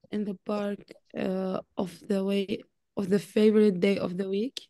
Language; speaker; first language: English; non-native, learner; Arabic